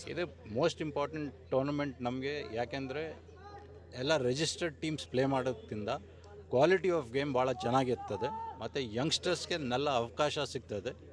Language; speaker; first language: Kannada; non-native, local second language; Kodava